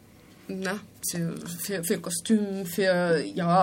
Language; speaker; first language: German; non-native, fluent; Spanish